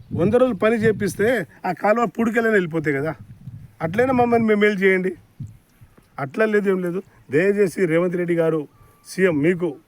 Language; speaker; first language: Telugu; non-native, local second language; Lambadi